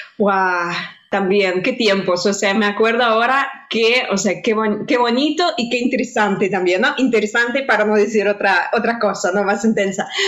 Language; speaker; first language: Spanish; non-native, fluent; Russian